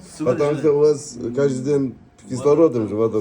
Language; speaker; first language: Russian; non-native, local second language; Uzbek